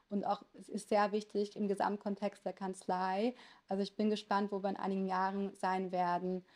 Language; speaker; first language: German; native; German